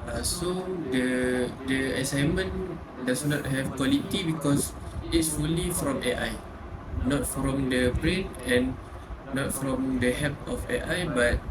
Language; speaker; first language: English; non-native, learner; Malay